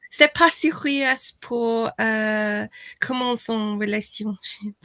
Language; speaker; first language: French; non-native, learner; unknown